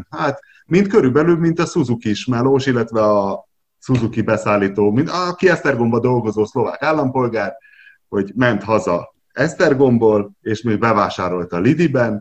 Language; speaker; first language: Hungarian; native; Hungarian